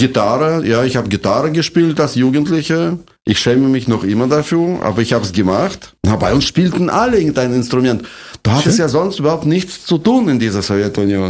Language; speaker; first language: German; non-native, fluent; Russian